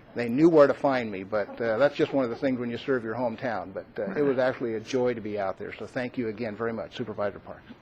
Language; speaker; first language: English; native; English